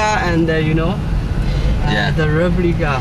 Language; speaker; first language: English; non-native, learner; Burmese